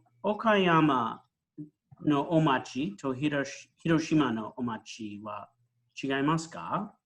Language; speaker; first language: Japanese; non-native, fluent; English